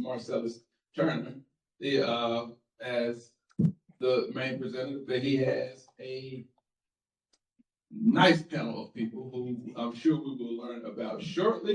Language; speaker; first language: English; native; English